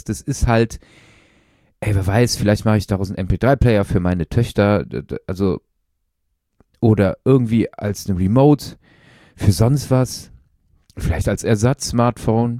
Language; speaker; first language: German; native; German